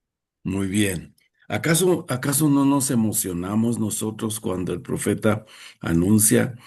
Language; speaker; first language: Spanish; native; Spanish